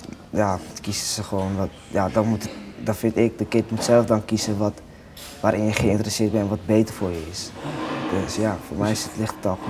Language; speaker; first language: Dutch; native; Dutch